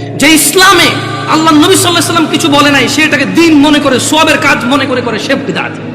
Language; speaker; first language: Bangla; early bilingual, heritage; Bangla